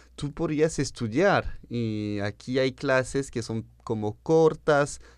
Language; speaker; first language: Spanish; early bilingual, heritage; French